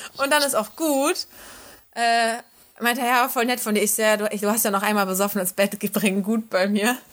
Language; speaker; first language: German; native; German